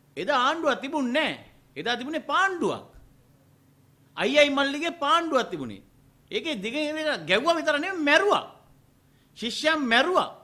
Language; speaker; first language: Sinhala; non-native, local second language; Tamil